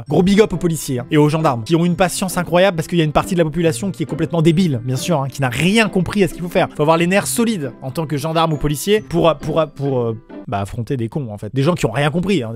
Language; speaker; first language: French; native; French